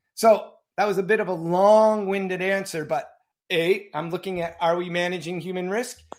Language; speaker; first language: English; native; English